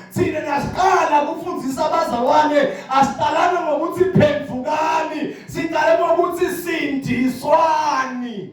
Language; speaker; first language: Zulu; non-native, local second language; Swati